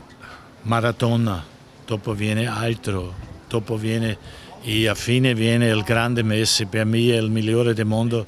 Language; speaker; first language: Italian; non-native, learner; German